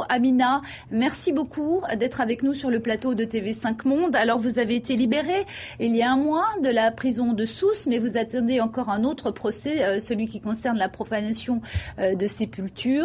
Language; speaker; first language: French; native; French